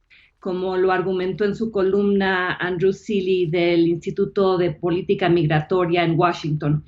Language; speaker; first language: Spanish; native; Spanish